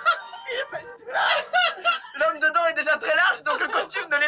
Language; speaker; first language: French; native; French